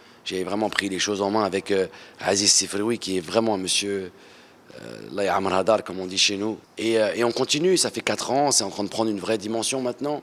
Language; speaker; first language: French; early bilingual, other home language; Arabic